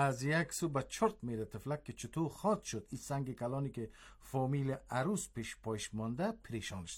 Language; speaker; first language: Persian; native; Persian